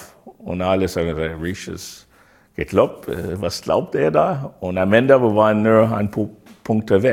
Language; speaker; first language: German; non-native, learner; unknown